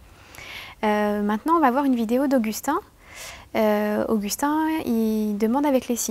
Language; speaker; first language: French; native; French